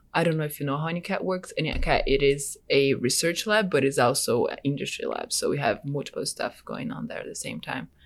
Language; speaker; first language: English; non-native, fluent; Portuguese